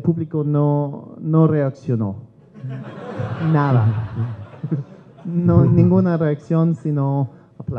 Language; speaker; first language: Spanish; non-native, learner; English